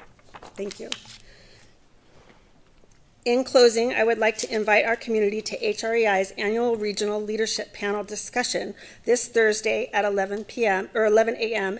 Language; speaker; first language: English; native; English